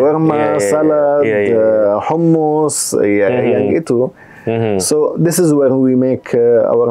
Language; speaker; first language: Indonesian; non-native, fluent; Arabic